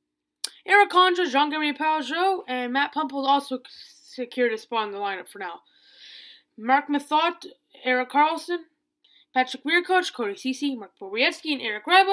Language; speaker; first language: English; native; English